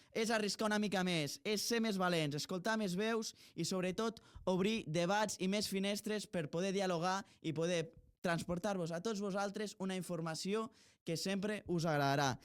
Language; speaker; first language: Catalan; native; Catalan